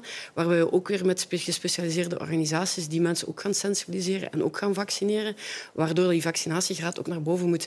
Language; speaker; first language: Dutch; native; Dutch